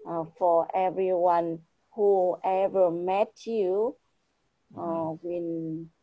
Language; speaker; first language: English; non-native, fluent; Vietnamese